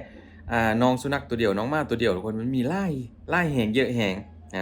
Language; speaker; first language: Thai; non-native, local second language; Lao